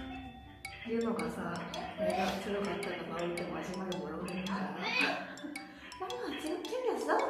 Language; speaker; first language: Korean; non-native, fluent; Japanese